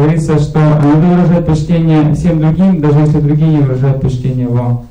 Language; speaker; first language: Russian; native; Russian